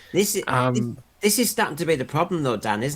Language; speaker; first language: English; native; English